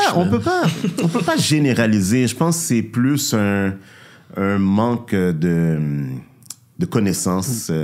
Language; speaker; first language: French; native; French